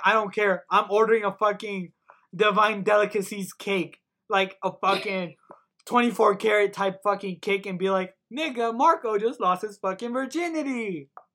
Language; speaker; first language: English; early bilingual, other home language; Spanish